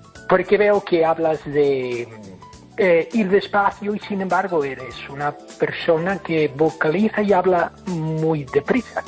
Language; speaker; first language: Spanish; non-native, fluent; English